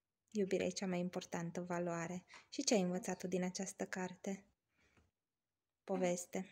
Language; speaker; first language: Romanian; native; Romanian